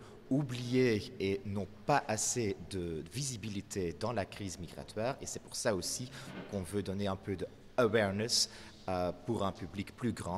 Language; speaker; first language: French; non-native, local second language; Dutch